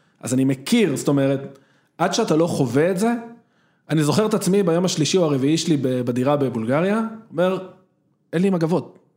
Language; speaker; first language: Hebrew; native; Hebrew